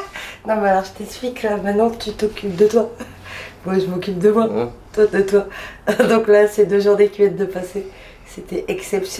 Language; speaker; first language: French; native; French